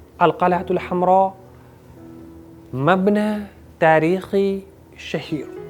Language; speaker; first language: Arabic; non-native, fluent; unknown